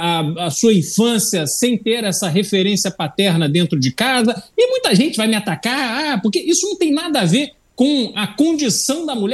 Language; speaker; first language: Portuguese; native; Portuguese